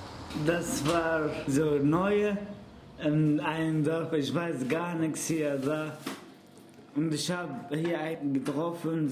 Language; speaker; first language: German; non-native, learner; Arabic